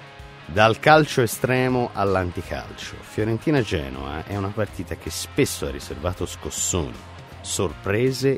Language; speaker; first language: Italian; native; Italian